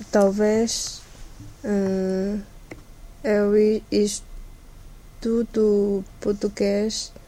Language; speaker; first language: Portuguese; non-native, learner; Chinese